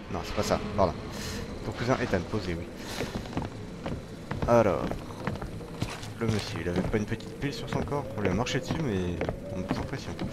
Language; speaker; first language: French; native; French